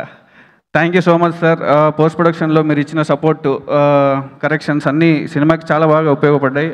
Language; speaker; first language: Telugu; native; Telugu